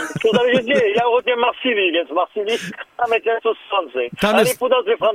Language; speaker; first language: Polish; non-native, learner; French